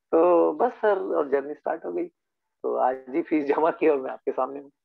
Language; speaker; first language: Hindi; native; Hindi